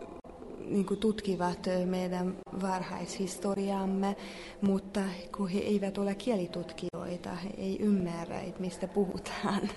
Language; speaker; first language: Finnish; non-native, fluent; Hungarian